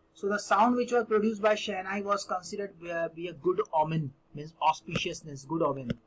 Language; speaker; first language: English; non-native, local second language; Hindi